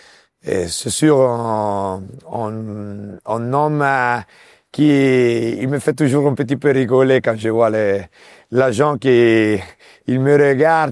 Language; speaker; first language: French; non-native, local second language; Italian